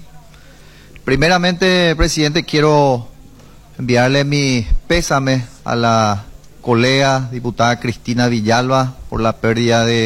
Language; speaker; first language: Spanish; native; Spanish